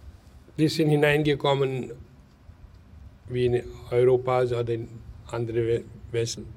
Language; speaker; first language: German; non-native, learner; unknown